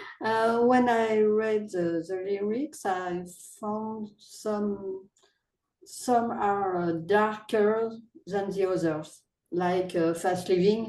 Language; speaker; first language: English; non-native, learner; French